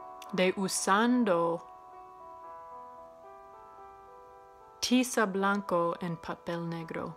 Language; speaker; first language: Spanish; non-native, fluent; English